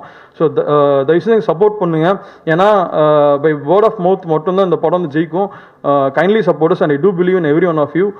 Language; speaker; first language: Tamil; native; Tamil